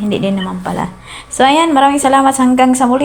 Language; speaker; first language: Filipino; native; Filipino